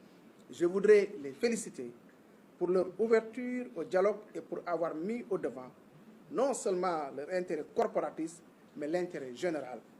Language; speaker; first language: French; non-native, local second language; Wolof